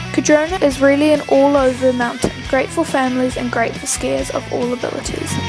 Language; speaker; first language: English; native; English